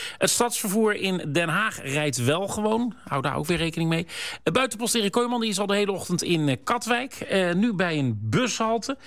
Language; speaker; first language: Dutch; native; Dutch